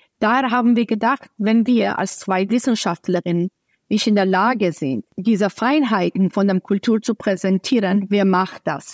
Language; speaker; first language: German; non-native, fluent; Persian